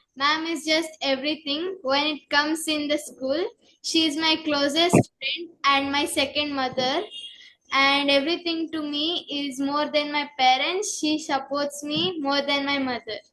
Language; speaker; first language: English; non-native, local second language; Kannada